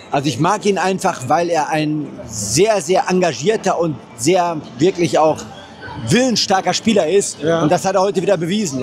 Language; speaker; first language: German; native; German